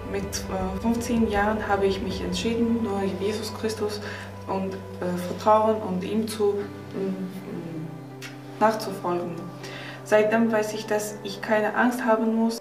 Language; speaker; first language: German; non-native, learner; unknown